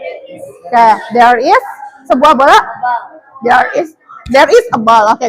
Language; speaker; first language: English; non-native, learner; Indonesian